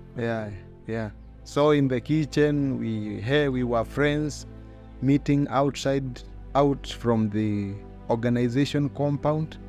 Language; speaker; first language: English; non-native, local second language; Luyia